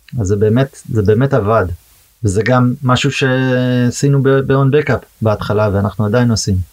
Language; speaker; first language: Hebrew; early bilingual, heritage; Hebrew